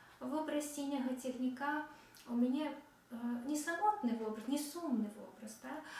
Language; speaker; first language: Belarusian; non-native, local second language; Russian